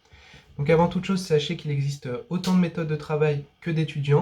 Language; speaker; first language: French; native; French